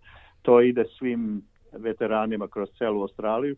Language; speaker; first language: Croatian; early bilingual, heritage; Croatian